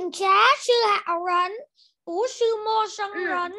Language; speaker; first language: Chinese; non-native, learner; Vietnamese